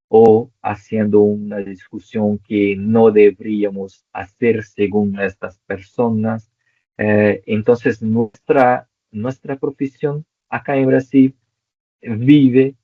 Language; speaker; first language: Spanish; non-native, local second language; Portuguese